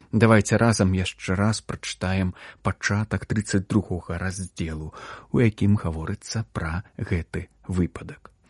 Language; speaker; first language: Belarusian; native; Belarusian